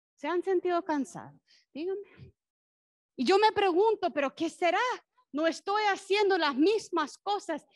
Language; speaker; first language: Spanish; non-native, fluent; English